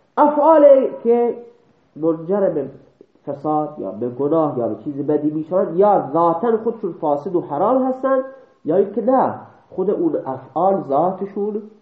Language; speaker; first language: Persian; non-native, local second language; Baluchi